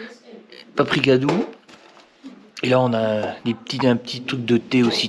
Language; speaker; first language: French; native; French